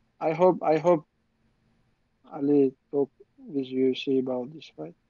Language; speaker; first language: English; non-native, learner; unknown